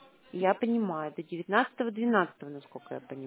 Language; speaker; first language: Russian; native; Russian